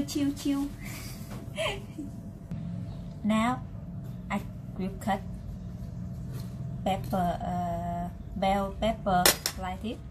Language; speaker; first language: English; non-native, learner; Vietnamese